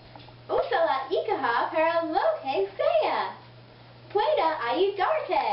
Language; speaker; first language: Spanish; non-native, learner; English